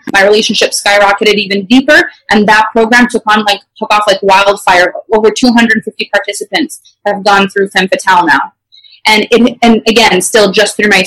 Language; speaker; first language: English; non-native, fluent; French